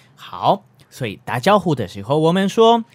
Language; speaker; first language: Chinese; non-native, learner; Spanish